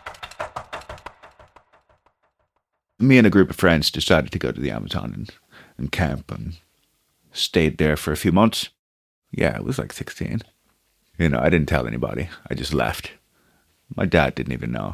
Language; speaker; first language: English; early bilingual, other home language; Portuguese